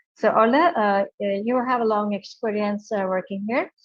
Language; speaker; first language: English; non-native, local second language; Bangla